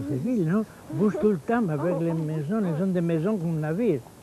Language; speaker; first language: French; non-native, fluent; Spanish